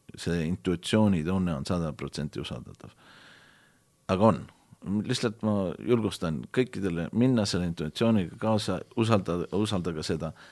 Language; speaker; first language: Estonian; early bilingual, heritage; Estonian